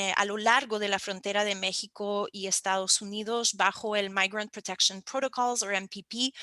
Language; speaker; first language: Spanish; non-native, fluent; French